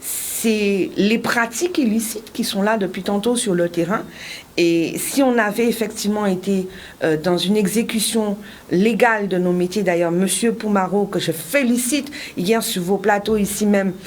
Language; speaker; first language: French; native; French